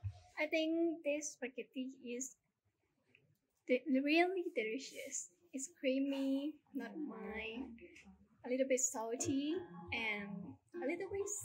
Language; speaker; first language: English; non-native, learner; Thai